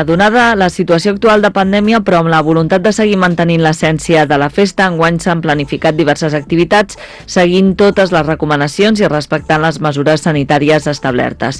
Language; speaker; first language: Catalan; native; Catalan